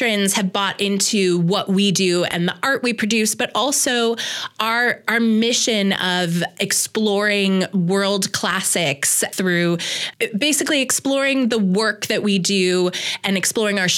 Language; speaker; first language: English; native; English